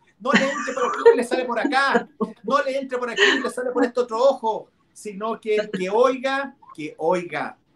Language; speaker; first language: Spanish; non-native, local second language; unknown